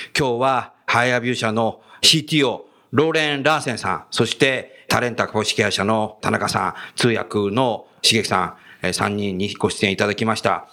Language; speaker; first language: Japanese; native; Japanese